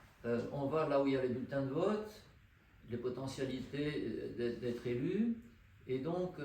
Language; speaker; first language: French; native; French